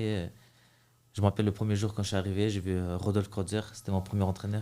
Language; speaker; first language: French; early bilingual, other home language; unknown